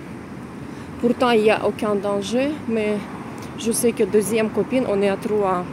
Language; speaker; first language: French; non-native, fluent; Russian